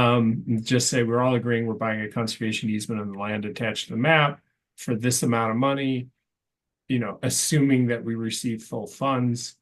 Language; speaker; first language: English; native; English